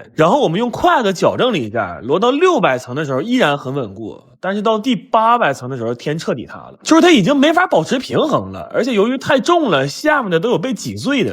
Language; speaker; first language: Chinese; native; Chinese